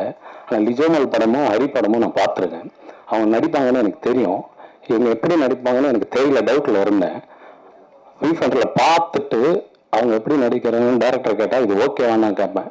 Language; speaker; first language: Tamil; native; Tamil